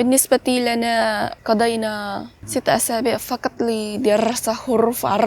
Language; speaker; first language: Arabic; non-native, learner; Vietnamese